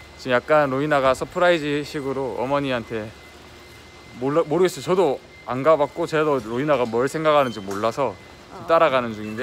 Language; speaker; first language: Korean; native; Korean